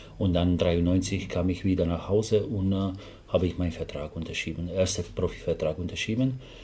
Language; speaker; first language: German; non-native, fluent; Slovak